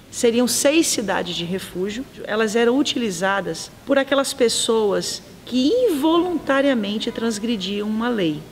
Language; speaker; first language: Portuguese; native; Portuguese